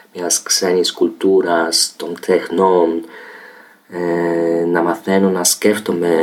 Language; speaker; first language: Greek; non-native, fluent; Polish